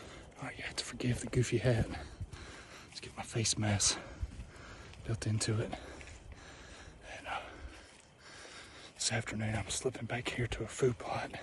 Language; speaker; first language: English; native; English